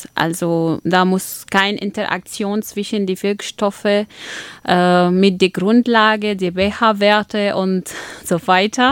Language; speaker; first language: German; non-native, fluent; Arabic